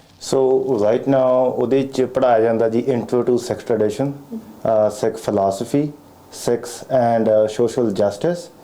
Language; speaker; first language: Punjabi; native; Punjabi